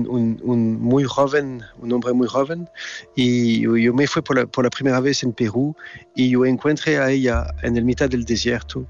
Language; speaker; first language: Spanish; non-native, learner; French